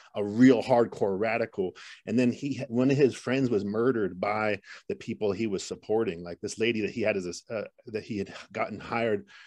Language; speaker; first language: English; native; English